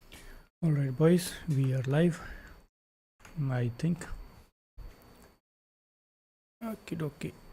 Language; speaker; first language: English; non-native, local second language; Hindi